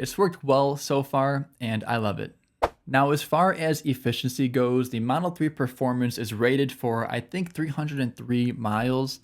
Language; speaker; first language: English; native; English